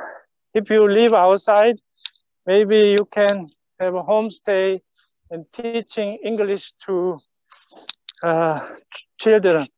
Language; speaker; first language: English; non-native, fluent; Korean